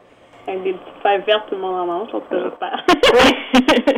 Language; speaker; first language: French; native; French